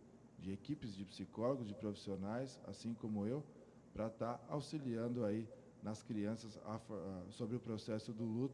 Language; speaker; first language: Portuguese; native; Portuguese